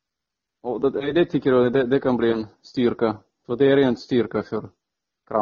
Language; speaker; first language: Swedish; non-native, fluent; Romanian